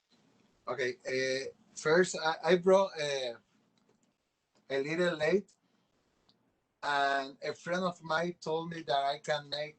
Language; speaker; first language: English; non-native, local second language; Spanish